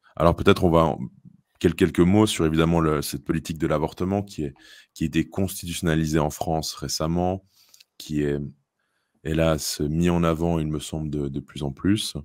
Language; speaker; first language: French; native; French